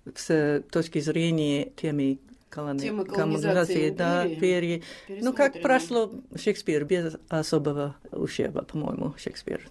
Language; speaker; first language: Russian; non-native, fluent; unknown